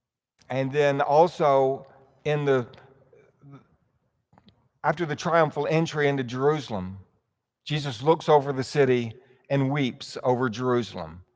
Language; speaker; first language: English; native; English